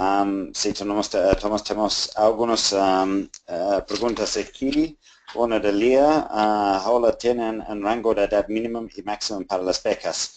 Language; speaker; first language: Spanish; non-native, fluent; English